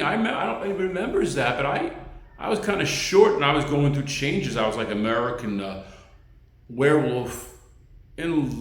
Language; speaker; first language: English; native; English